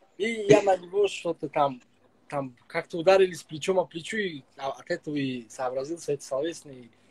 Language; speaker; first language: Russian; non-native, local second language; Tajik